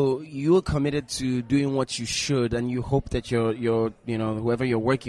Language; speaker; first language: English; non-native, local second language; Igbo